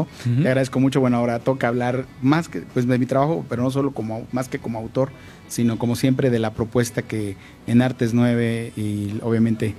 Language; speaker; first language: Spanish; native; Spanish